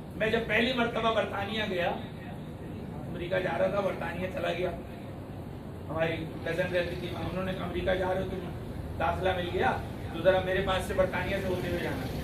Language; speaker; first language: Urdu; native; Urdu